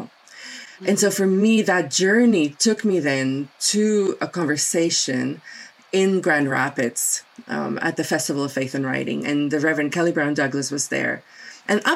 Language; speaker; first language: English; non-native, local second language; Afrikaans